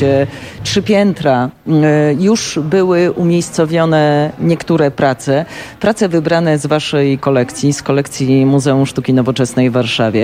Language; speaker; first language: Polish; native; Polish